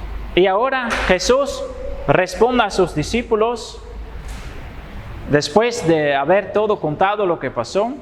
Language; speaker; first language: Spanish; non-native, fluent; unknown